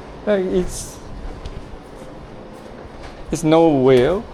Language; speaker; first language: English; non-native, learner; Chinese